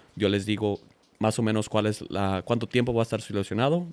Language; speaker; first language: Spanish; early bilingual, heritage; Spanish